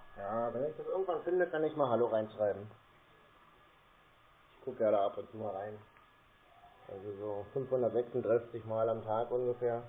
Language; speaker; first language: German; native; German